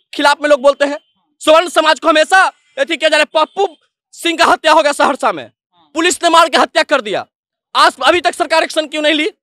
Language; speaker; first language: Hindi; native; Hindi